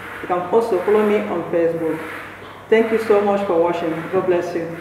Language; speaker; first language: English; non-native, local second language; Igbo